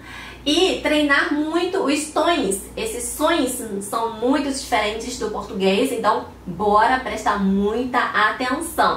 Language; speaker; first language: Portuguese; non-native, fluent; Chinese